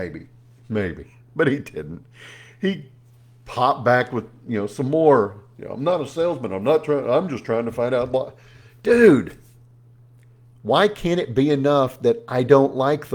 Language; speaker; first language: English; native; English